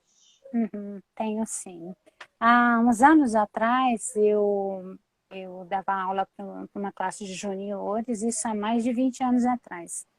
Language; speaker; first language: Portuguese; native; Portuguese